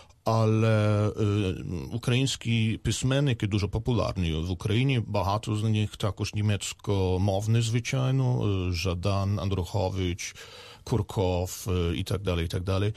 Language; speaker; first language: Ukrainian; non-native, learner; German